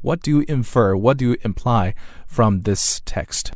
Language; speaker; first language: English; non-native, fluent; Chinese